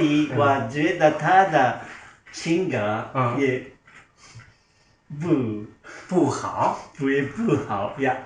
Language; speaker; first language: Chinese; non-native, learner; Japanese